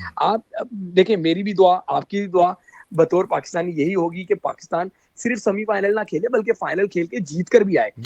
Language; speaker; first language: Urdu; non-native, local second language; Punjabi